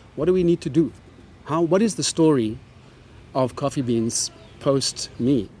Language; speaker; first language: English; native; English